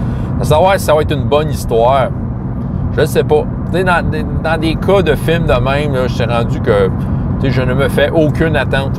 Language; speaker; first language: French; native; French